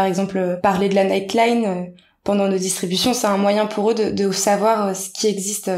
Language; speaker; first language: French; native; French